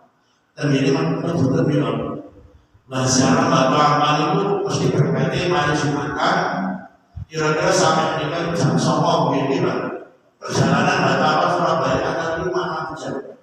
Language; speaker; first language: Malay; non-native, local second language; Javanese